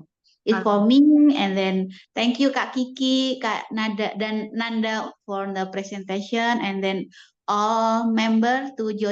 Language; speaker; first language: English; non-native, learner; Indonesian